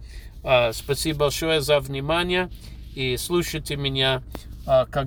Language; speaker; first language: Russian; non-native, fluent; English